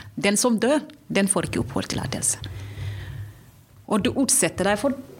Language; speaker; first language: Norwegian; non-native, fluent; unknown